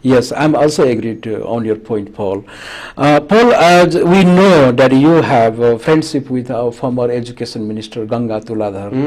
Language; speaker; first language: English; non-native, local second language; Nepali